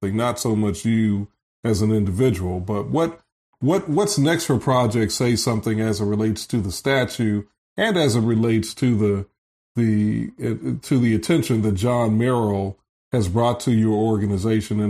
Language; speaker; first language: English; native; English